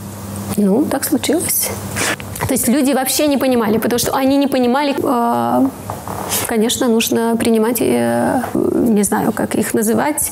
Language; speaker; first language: Russian; non-native, local second language; Romanian